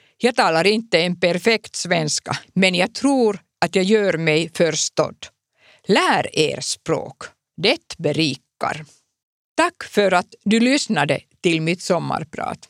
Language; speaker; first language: Swedish; non-native, local second language; Finnish